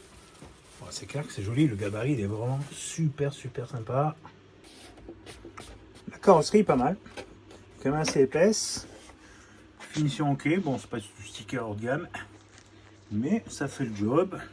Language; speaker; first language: French; native; French